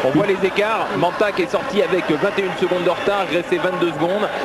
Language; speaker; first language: French; native; French